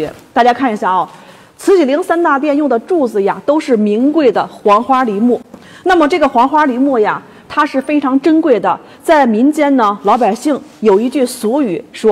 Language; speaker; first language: Chinese; native; Chinese